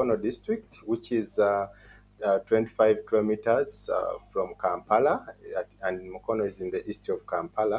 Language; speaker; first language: English; non-native, local second language; Ganda